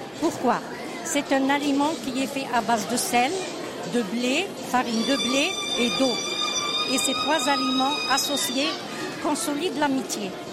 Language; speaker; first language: French; non-native, local second language; Arabic